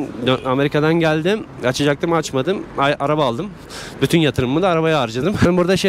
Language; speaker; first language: Turkish; native; Turkish